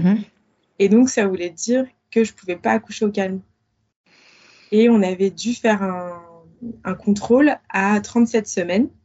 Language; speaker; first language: French; native; French